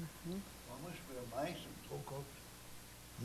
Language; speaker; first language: Portuguese; non-native, fluent; English